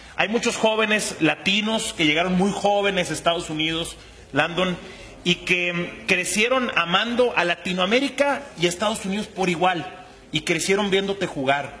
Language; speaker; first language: Spanish; native; Spanish